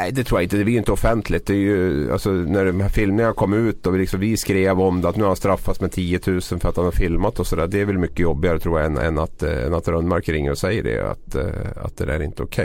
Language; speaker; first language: Swedish; native; Swedish